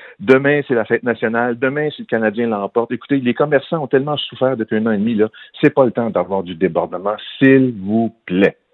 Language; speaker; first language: French; native; French